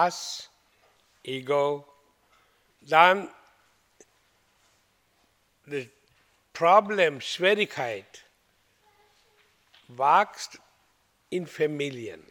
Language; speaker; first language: German; non-native, fluent; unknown